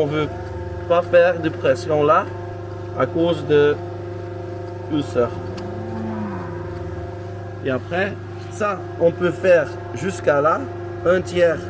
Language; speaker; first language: French; non-native, local second language; Dutch